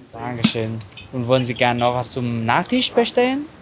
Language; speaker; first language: German; non-native, fluent; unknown